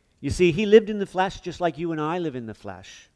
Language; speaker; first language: English; native; English